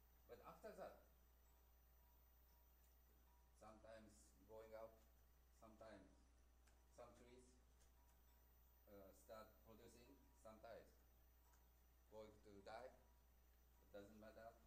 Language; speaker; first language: English; non-native, fluent; Japanese